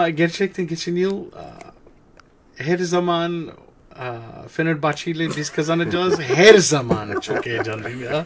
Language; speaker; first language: Turkish; non-native, learner; English